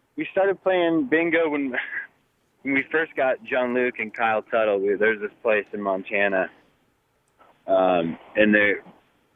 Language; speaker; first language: English; native; English